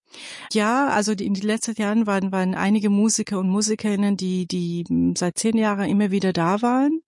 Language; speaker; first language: German; non-native, fluent; Persian